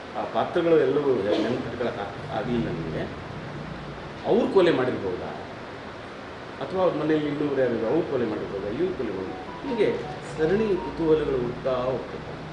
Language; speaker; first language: Kannada; native; Kannada